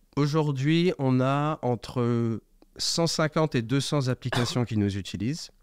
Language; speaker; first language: French; native; French